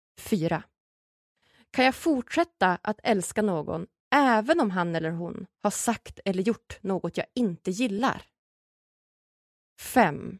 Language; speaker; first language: Swedish; native; Swedish